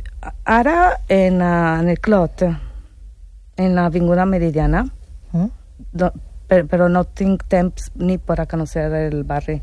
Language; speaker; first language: Catalan; non-native, learner; Spanish